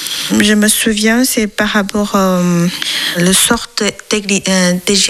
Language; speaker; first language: French; non-native, learner; Chinese